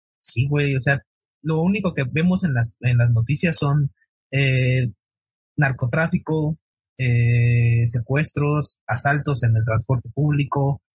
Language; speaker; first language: Spanish; native; Spanish